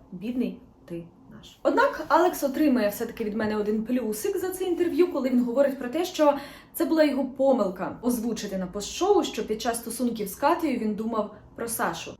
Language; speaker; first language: Ukrainian; non-native, local second language; Russian